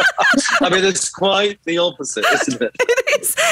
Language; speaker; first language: English; native; English